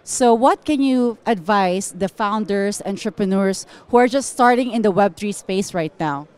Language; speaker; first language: English; non-native, local second language; Filipino